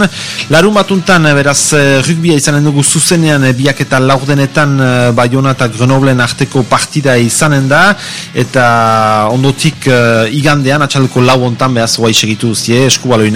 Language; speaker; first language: Basque; native; Basque